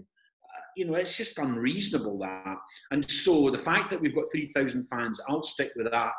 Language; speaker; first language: English; native; English